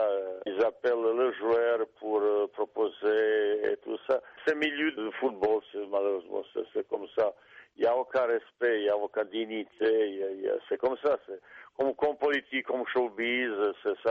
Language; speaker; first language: French; non-native, fluent; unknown